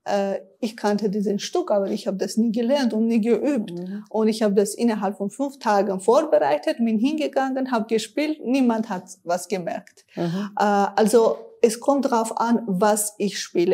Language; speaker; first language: German; non-native, fluent; Armenian